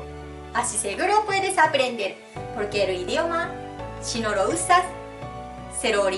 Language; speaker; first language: Spanish; non-native, fluent; Japanese